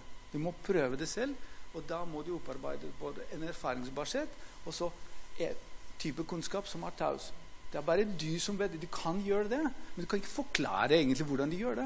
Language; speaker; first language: Norwegian; non-native, fluent; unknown